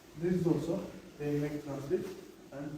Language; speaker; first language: English; non-native, learner; Turkish